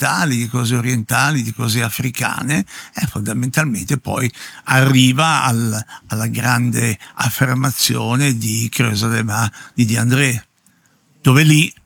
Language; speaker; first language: Italian; native; Italian